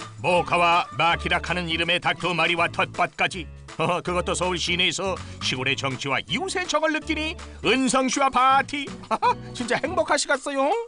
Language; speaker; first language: Korean; native; Korean